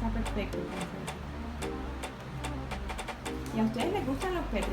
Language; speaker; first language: Spanish; native; Spanish